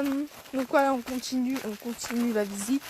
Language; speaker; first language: French; native; French